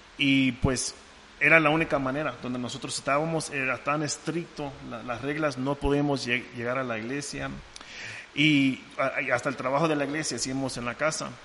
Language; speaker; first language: Spanish; non-native, fluent; English